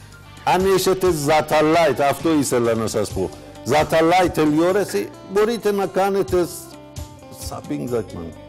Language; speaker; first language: Greek; non-native, fluent; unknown